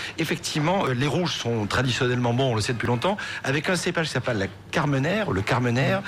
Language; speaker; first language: French; native; French